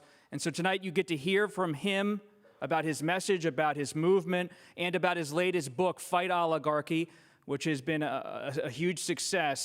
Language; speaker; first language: English; native; English